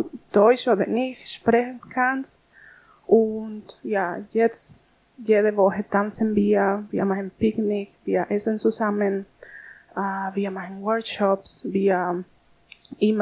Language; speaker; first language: German; non-native, learner; Spanish